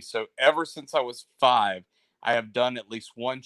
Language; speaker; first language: English; native; English